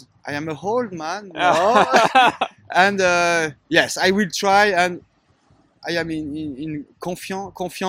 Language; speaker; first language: English; non-native, learner; French